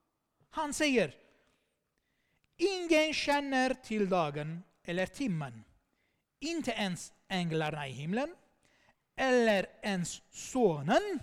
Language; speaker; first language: Swedish; non-native, fluent; Armenian